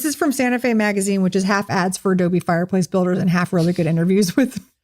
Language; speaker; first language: English; native; English